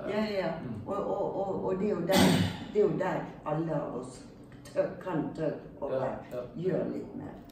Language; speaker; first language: Norwegian; native; Norwegian